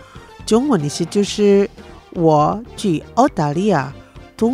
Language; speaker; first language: Chinese; non-native, fluent; Indonesian